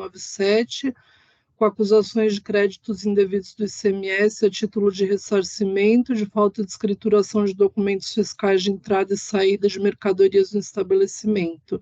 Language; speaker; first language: Portuguese; native; Portuguese